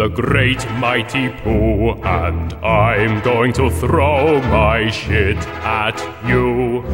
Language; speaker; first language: French; native; French